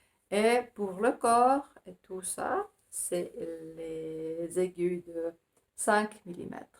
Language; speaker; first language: French; non-native, fluent; Finnish